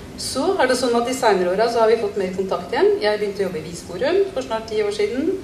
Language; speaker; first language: Norwegian; native; Norwegian